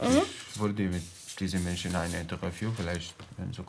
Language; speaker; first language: German; non-native, learner; Arabic